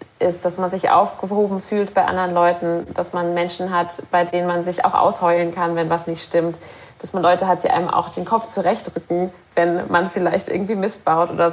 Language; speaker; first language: German; native; German